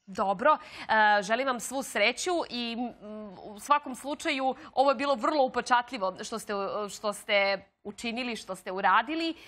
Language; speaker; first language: Serbian; native; Serbian